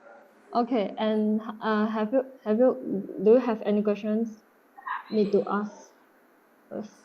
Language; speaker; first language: English; non-native, learner; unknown